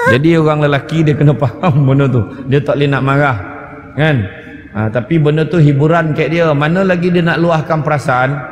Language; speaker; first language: Malay; native; Malay